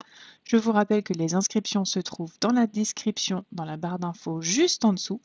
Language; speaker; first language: French; native; French